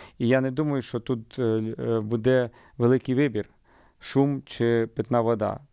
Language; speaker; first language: Ukrainian; native; Ukrainian